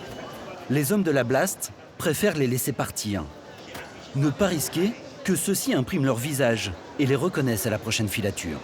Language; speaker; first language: French; native; French